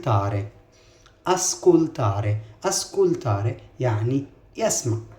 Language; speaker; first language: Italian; non-native, fluent; Arabic